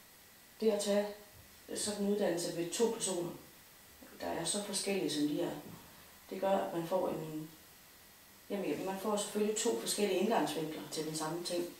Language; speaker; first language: Danish; native; Danish